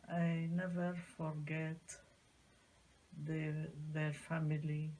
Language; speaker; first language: English; non-native, learner; Arabic